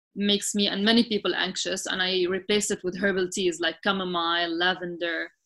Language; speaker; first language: English; non-native, fluent; Arabic